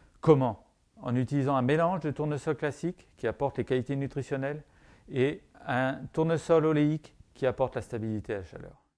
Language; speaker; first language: French; native; French